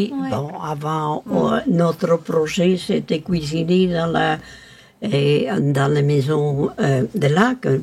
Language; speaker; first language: French; non-native, local second language; Spanish